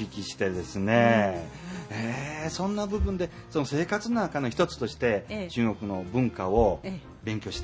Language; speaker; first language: Japanese; native; Japanese